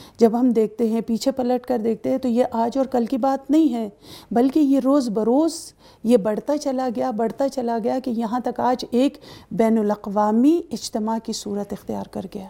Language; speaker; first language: Urdu; native; Urdu